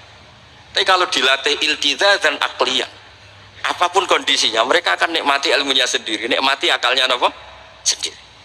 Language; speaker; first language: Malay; non-native, local second language; Javanese